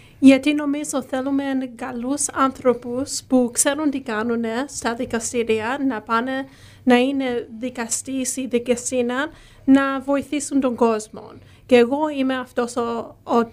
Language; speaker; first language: Greek; early bilingual, heritage; Greek